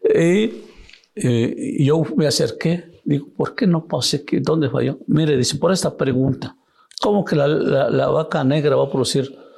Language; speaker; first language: Spanish; non-native, local second language; Zapotec